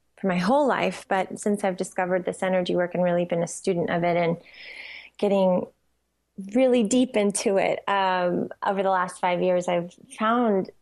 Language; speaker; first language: English; native; English